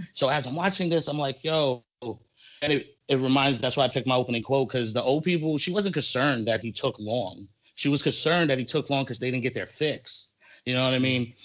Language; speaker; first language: English; native; English